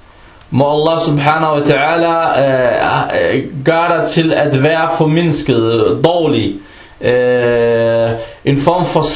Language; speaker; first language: Danish; early bilingual, other home language; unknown